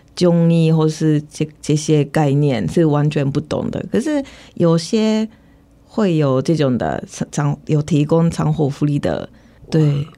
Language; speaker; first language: Chinese; non-native, fluent; Japanese